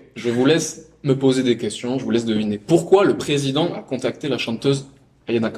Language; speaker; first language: French; native; French